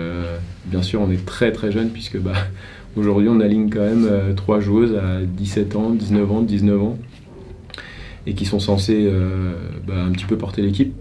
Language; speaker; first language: French; native; French